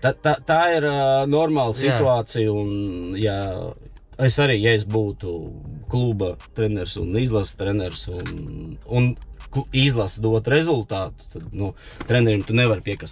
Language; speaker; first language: Latvian; non-native, local second language; Russian